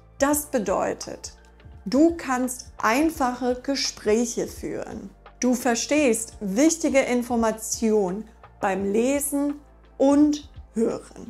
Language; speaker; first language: German; non-native, fluent; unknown